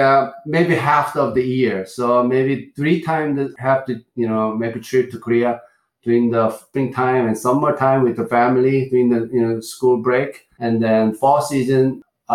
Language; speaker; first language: English; non-native, learner; Korean